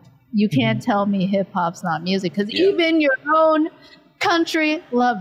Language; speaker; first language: English; native; English